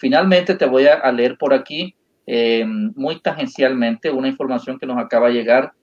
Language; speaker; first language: Spanish; native; Spanish